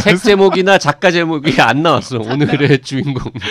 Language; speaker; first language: Korean; native; Korean